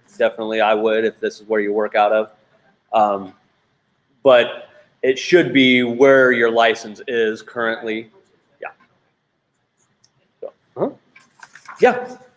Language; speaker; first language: English; native; English